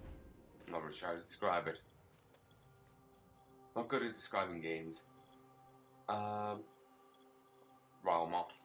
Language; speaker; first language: English; native; English